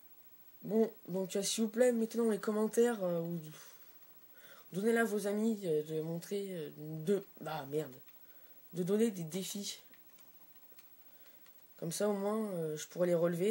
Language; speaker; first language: French; native; French